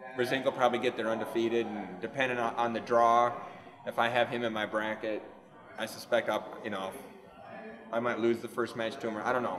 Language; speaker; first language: English; native; English